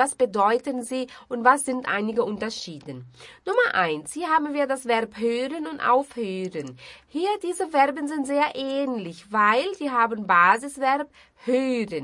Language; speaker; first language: German; non-native, fluent; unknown